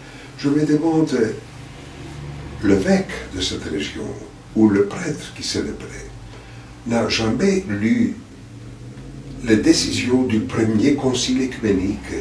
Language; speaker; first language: French; non-native, fluent; Greek